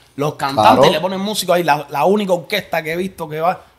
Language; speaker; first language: Spanish; native; Spanish